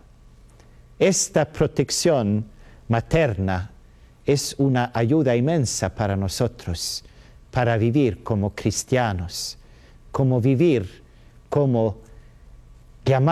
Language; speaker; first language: Spanish; non-native, learner; Swedish